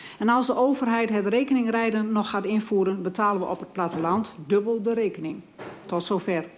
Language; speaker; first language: Dutch; native; Dutch